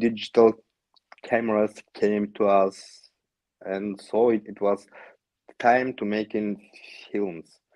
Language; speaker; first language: English; non-native, learner; Yakut